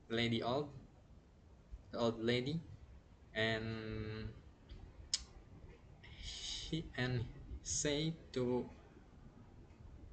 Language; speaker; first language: English; non-native, learner; Indonesian